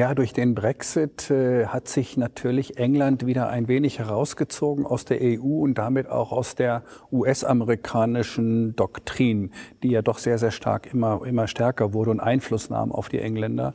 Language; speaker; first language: German; native; German